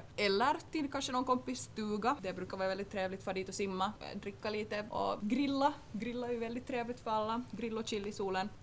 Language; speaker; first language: Swedish; native; Swedish